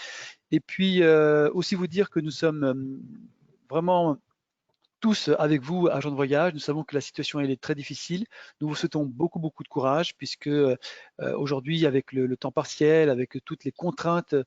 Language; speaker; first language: French; native; French